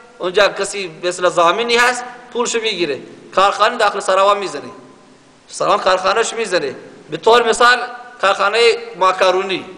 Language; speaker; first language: Persian; native; Persian